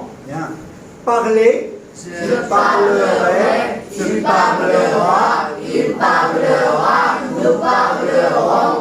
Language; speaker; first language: French; non-native, local second language; Arabic